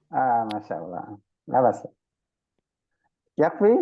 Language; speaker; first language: Arabic; non-native, learner; Indonesian